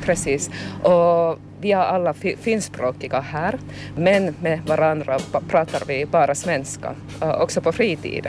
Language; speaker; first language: Swedish; non-native, local second language; Finnish